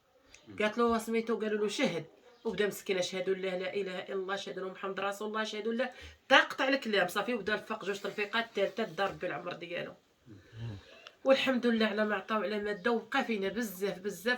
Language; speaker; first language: Arabic; native; Arabic